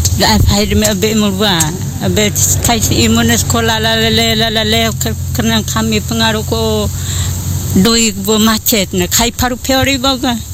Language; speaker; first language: Indonesian; non-native, local second language; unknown